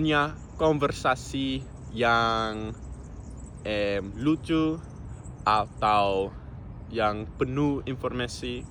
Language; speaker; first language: Indonesian; non-native, fluent; English